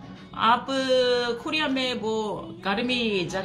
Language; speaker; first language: Hindi; non-native, learner; Korean